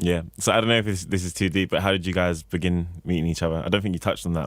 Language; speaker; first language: English; native; English